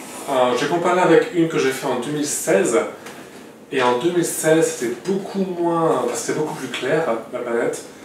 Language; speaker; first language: French; native; French